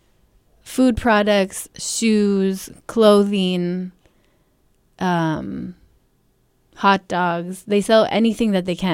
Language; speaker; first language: English; native; English